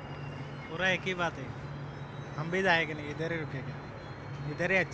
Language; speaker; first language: Hindi; non-native, local second language; Bangla